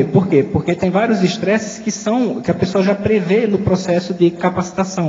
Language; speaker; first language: Portuguese; native; Portuguese